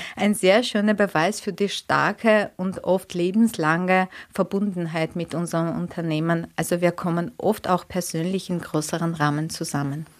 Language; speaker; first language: German; non-native, fluent; Armenian